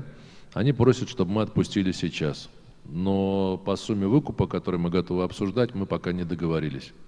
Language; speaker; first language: Russian; native; Russian